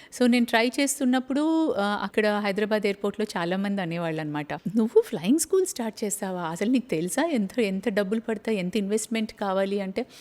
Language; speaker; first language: Telugu; native; Telugu